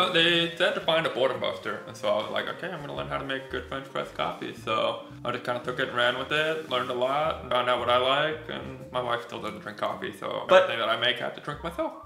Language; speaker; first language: English; native; English